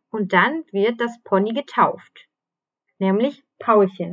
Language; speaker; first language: German; native; German